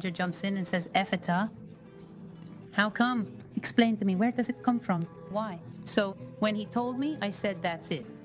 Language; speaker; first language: English; non-native, fluent; Spanish